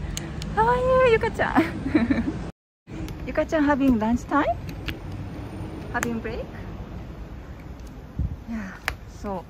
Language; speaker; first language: English; non-native, fluent; Japanese